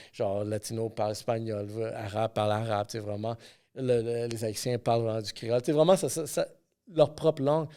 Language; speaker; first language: French; non-native, fluent; English